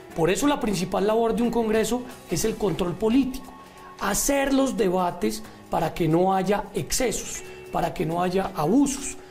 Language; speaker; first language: Spanish; native; Spanish